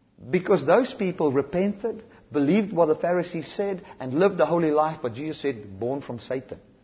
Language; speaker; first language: English; non-native, local second language; Afrikaans